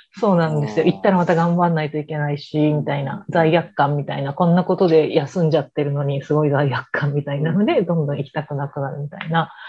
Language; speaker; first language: Japanese; native; Japanese